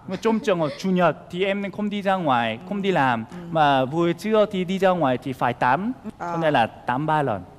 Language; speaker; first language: Vietnamese; non-native, fluent; Korean